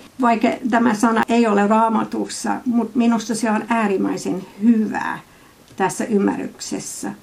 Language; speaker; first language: Finnish; non-native, fluent; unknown